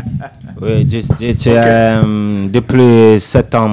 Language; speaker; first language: French; non-native, learner; English